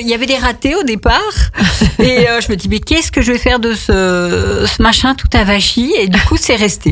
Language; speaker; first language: French; native; French